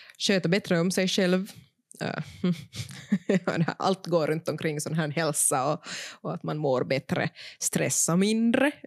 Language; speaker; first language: Swedish; native; Swedish